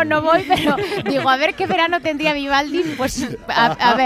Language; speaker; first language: Spanish; native; Spanish